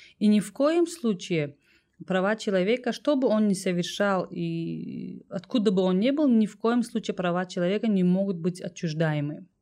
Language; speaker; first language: Russian; non-native, local second language; Tajik